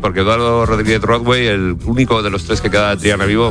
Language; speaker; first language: Spanish; native; Spanish